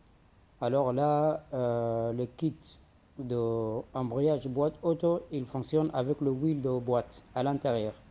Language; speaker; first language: French; non-native, fluent; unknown